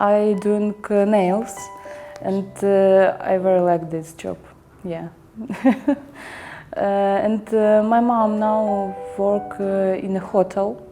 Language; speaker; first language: English; non-native, learner; Ukrainian